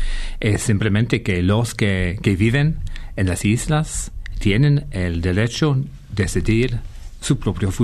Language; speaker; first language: Spanish; non-native, fluent; English